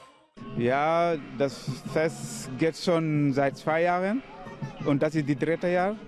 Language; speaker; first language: German; non-native, learner; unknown